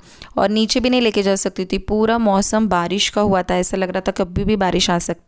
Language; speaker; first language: Hindi; native; Hindi